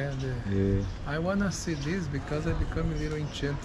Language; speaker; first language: English; non-native, learner; Portuguese